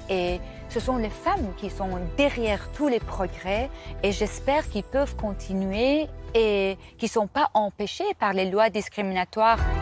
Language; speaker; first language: French; non-native, fluent; Persian